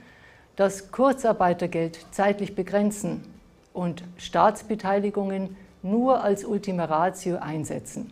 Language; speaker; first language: German; native; German